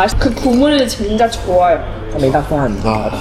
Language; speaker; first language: Korean; non-native, learner; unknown